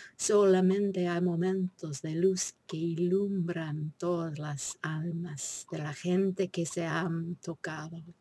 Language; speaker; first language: Spanish; non-native, fluent; English